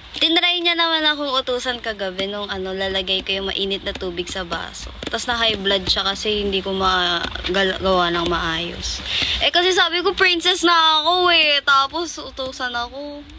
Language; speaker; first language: Filipino; native; Filipino